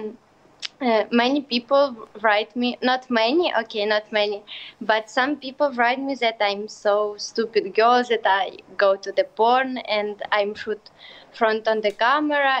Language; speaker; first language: English; non-native, learner; Ukrainian